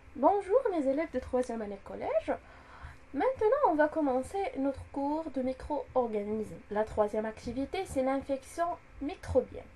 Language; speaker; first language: French; non-native, local second language; Arabic